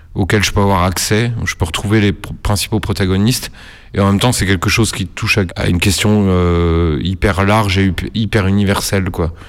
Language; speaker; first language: French; native; French